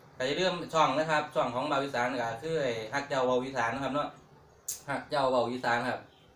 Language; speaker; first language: Thai; native; Thai